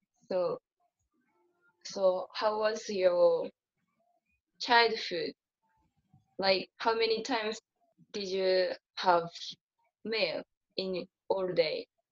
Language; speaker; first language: English; non-native, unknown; Japanese